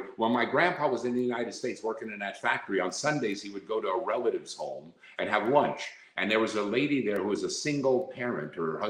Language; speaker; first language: English; native; English